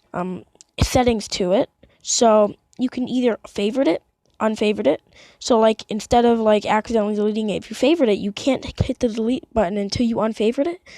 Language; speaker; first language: English; native; English